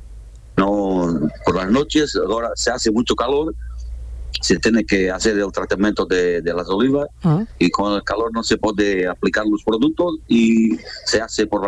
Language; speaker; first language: Spanish; non-native, fluent; Portuguese